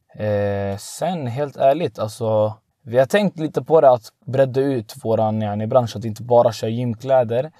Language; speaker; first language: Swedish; early bilingual, other home language; Arabic